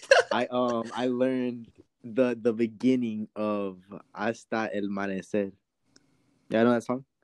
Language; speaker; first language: English; native; English